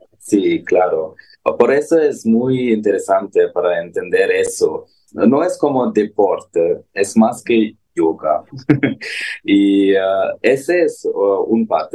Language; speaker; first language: Spanish; non-native, learner; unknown